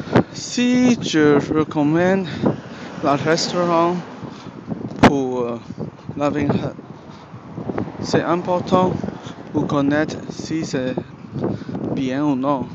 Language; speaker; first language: French; non-native, learner; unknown